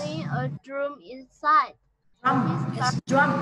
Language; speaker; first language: English; non-native, learner; Vietnamese